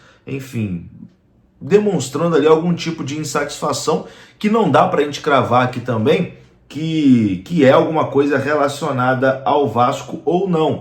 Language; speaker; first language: Portuguese; native; Portuguese